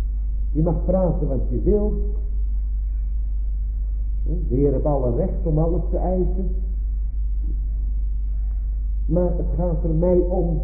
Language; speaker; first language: Dutch; native; Dutch